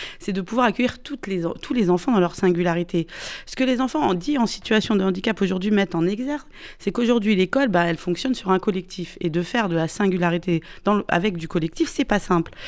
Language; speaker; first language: French; native; French